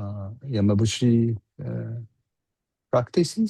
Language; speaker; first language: English; non-native, learner; Japanese